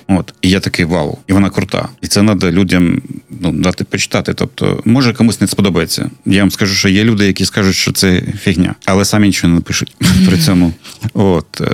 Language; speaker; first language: Ukrainian; non-native, local second language; Russian